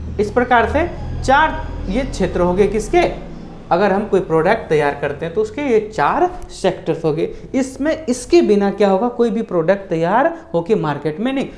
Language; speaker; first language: Hindi; native; Hindi